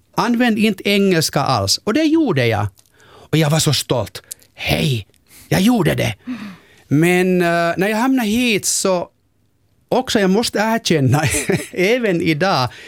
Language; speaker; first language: Swedish; non-native, local second language; Finnish